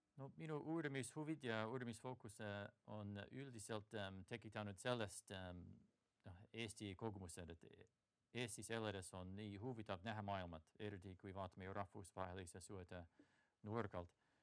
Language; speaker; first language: Estonian; non-native, fluent; English